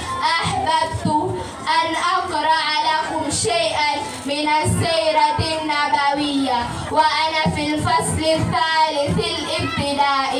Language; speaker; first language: Arabic; non-native, learner; Swahili